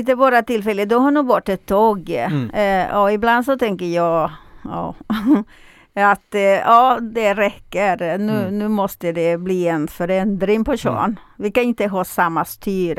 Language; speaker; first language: Swedish; non-native, fluent; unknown